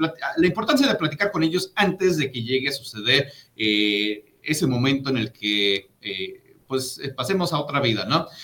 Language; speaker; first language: Spanish; native; Spanish